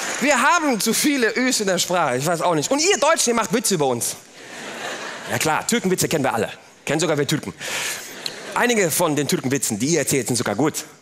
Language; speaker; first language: German; early bilingual, other home language; Turkish